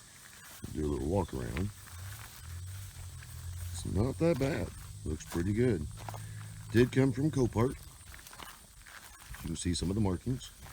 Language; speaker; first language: English; native; English